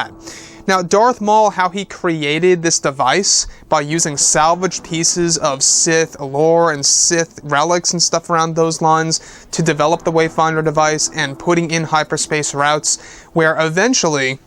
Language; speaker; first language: English; native; English